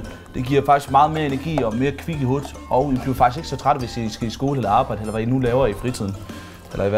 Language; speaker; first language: Danish; native; Danish